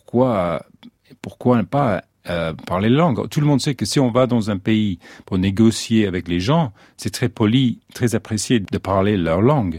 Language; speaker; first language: French; non-native, fluent; English